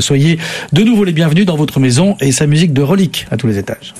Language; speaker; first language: French; native; French